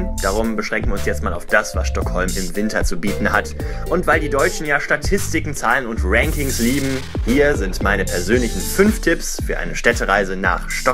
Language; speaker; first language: German; native; German